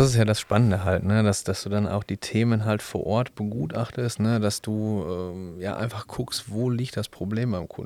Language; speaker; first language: German; native; German